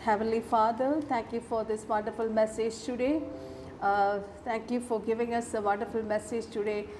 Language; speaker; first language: English; non-native, local second language; Malayalam